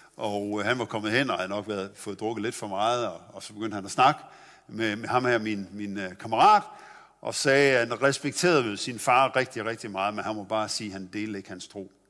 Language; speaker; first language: Danish; native; Danish